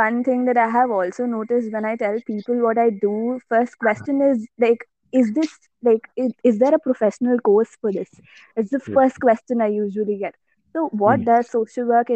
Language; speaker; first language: English; non-native, local second language; Malayalam